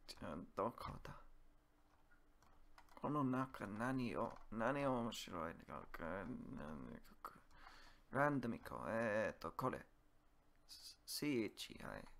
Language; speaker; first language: Japanese; non-native, learner; English